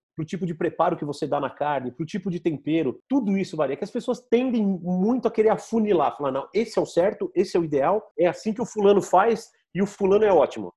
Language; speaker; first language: Portuguese; native; Portuguese